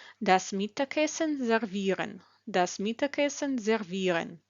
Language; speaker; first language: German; non-native, fluent; Ukrainian